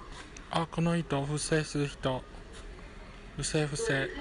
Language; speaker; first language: Japanese; non-native, fluent; Chinese